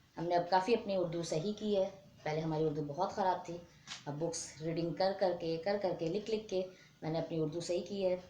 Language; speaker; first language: Urdu; non-native, local second language; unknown